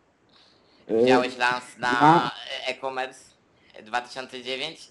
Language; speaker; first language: Polish; native; Polish